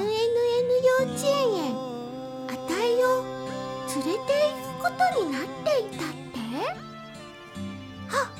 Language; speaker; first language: Japanese; native; Japanese